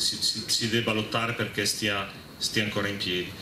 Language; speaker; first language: Italian; native; Italian